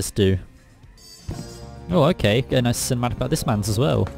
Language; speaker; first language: English; native; English